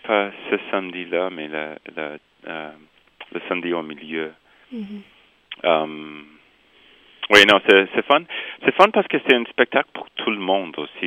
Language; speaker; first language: French; non-native, local second language; English